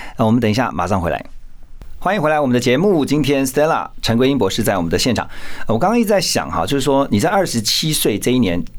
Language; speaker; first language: Chinese; native; Chinese